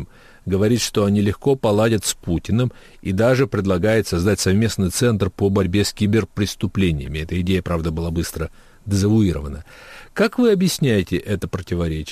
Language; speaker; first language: Russian; native; Russian